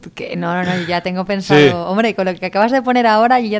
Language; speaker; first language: Spanish; native; Spanish